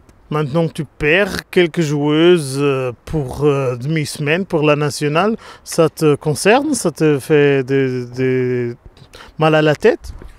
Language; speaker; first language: French; non-native, learner; German